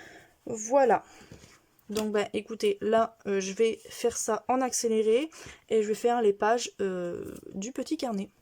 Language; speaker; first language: French; native; French